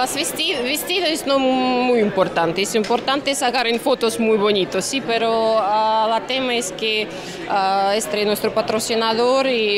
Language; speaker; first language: Spanish; non-native, learner; Russian